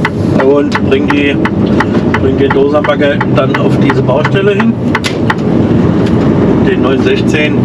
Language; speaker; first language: German; native; German